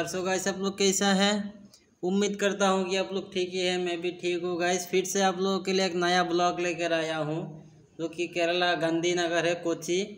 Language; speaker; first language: Hindi; non-native, local second language; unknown